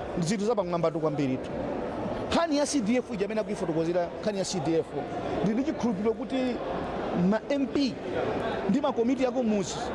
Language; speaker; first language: Nyanja; native; Nyanja